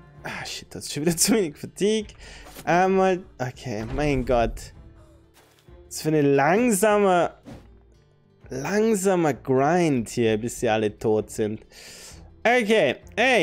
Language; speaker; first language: German; native; German